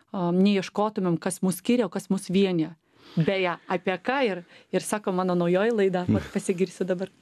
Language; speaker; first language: Lithuanian; non-native, local second language; Polish